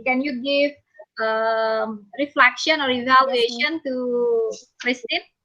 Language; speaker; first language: English; non-native, fluent; Indonesian